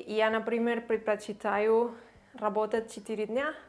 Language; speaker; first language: Russian; non-native, learner; Catalan